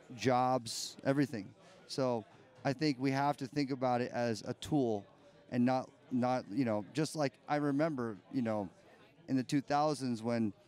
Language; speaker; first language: English; native; English